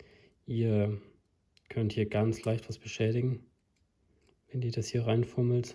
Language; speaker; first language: German; native; German